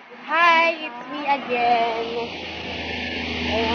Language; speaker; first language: Filipino; non-native, local second language; Cebuano